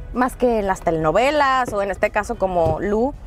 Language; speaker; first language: Spanish; native; Spanish